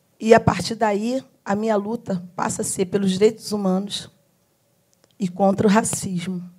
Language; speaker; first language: Portuguese; native; Portuguese